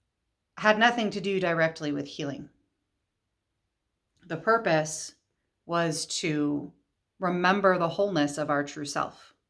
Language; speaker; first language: English; native; English